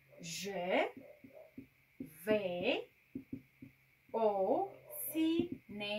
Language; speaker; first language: French; non-native, fluent; Amharic